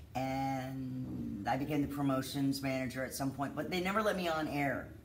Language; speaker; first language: English; native; English